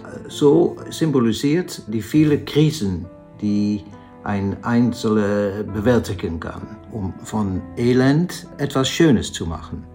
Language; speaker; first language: German; non-native, learner; Dutch